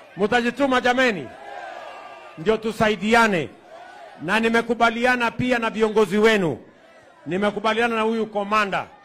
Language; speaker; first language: Swahili; non-native, local second language; Kalenjin